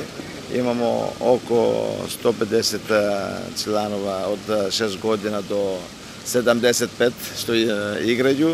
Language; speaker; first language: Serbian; non-native, learner; Greek